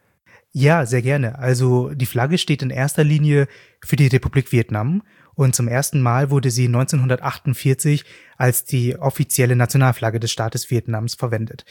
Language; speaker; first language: German; native; German